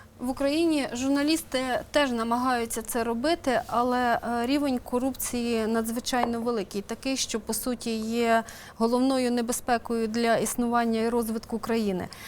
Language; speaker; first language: Ukrainian; native; Ukrainian